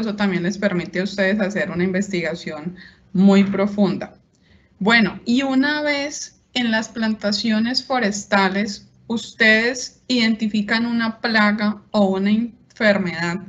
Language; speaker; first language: Spanish; native; Spanish